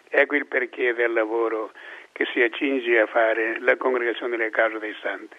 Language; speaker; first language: Italian; non-native, fluent; Portuguese